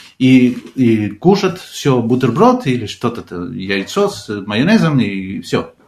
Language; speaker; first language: Russian; non-native, fluent; Spanish